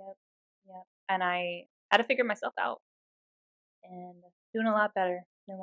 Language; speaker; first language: English; native; English